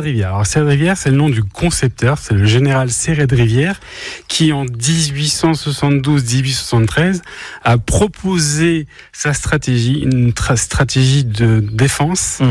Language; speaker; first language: French; native; French